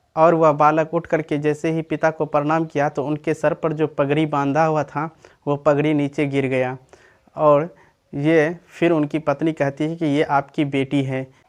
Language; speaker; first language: Hindi; native; Hindi